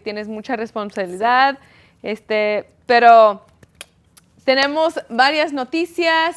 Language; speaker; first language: Spanish; early bilingual, heritage; Spanish